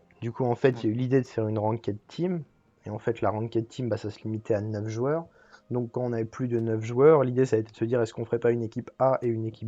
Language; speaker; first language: French; native; French